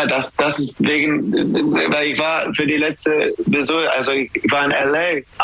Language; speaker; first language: German; non-native, learner; English